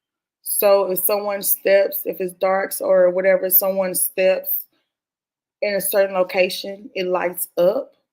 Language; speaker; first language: English; native; English